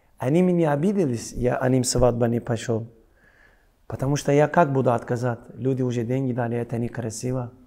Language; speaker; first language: Russian; non-native, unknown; Turkish